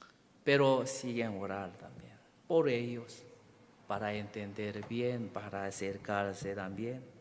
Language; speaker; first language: Spanish; non-native, learner; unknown